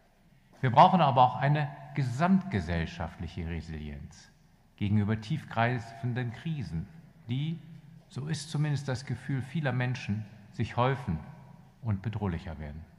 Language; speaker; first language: German; native; German